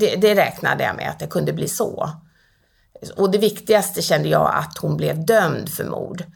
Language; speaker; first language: Swedish; native; Swedish